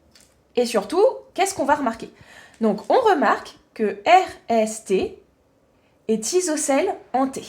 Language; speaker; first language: French; native; French